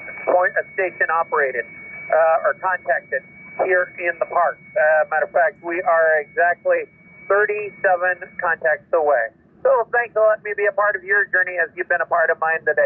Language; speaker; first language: English; native; English